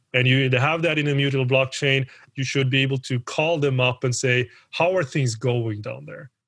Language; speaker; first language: English; early bilingual, other home language; Spanish